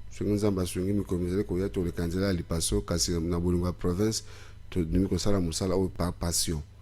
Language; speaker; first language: Lingala; native; Lingala